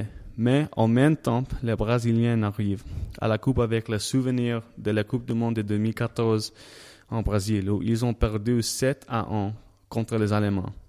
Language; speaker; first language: French; non-native, learner; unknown